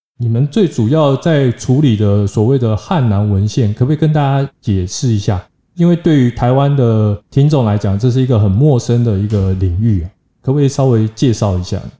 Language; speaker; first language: Chinese; native; Chinese